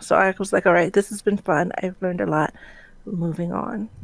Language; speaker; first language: English; native; English